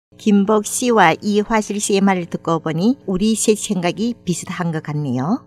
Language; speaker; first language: Korean; native; Korean